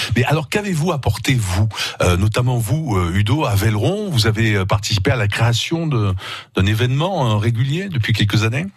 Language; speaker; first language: French; native; French